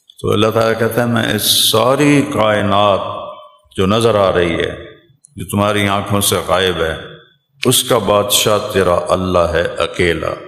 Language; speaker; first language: Urdu; non-native, local second language; Punjabi